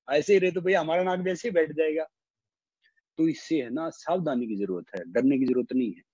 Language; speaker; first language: Hindi; native; Hindi